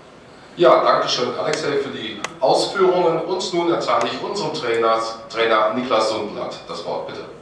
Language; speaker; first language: German; native; German